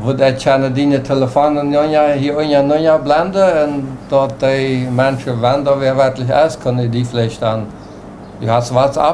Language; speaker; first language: German; non-native, local second language; Plautdietsch